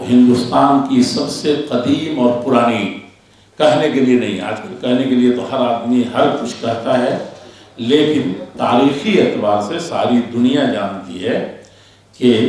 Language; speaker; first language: Urdu; native; Urdu